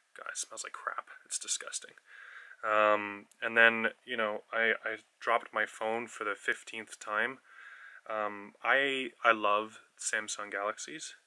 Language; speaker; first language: English; native; English